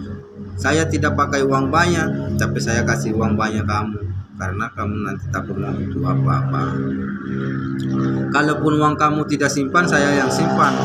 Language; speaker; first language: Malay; non-native, learner; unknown